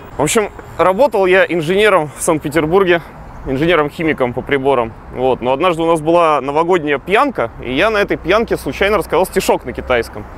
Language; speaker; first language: Russian; native; Russian